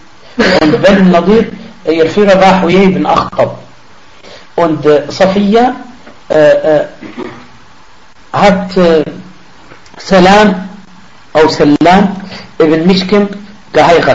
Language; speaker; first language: German; non-native, fluent; Arabic